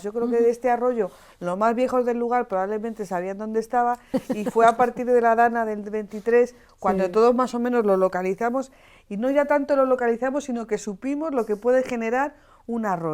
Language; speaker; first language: Spanish; native; Spanish